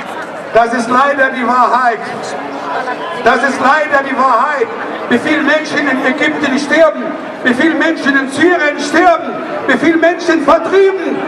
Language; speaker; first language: German; non-native, learner; Arabic